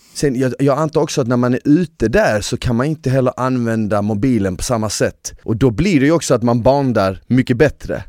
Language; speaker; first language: Swedish; early bilingual, other home language; Bosnian